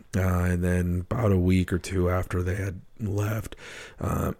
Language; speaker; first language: English; native; English